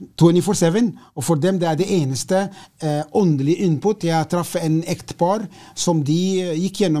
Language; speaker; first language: Swedish; non-native, fluent; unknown